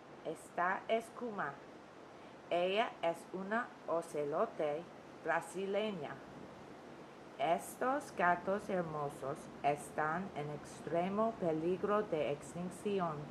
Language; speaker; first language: Spanish; non-native, learner; English